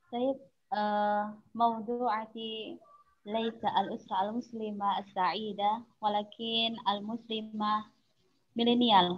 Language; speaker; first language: Arabic; non-native, learner; Indonesian